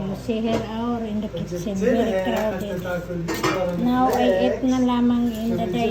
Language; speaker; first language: English; non-native, learner; Filipino